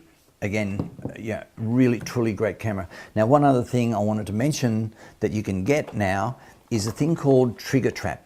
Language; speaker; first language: English; native; English